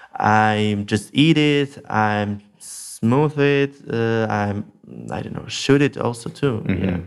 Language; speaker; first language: English; non-native, learner; Russian